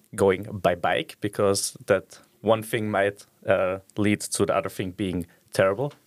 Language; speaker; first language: English; non-native, fluent; German